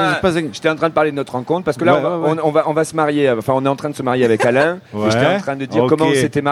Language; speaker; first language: French; native; French